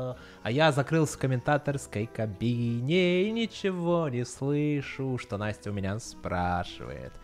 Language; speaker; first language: Russian; native; Russian